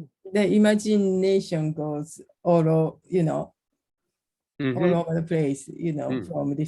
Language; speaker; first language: English; non-native, learner; Japanese